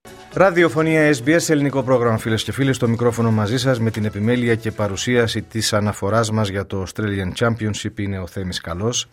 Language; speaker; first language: Greek; native; Greek